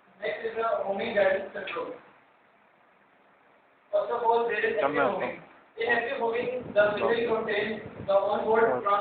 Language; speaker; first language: English; non-native, learner; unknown